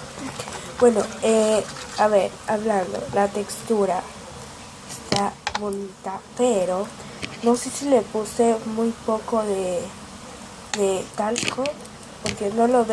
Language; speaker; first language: Spanish; native; Spanish